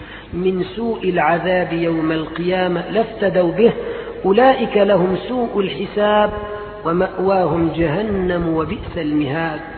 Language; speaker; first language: Arabic; native; Arabic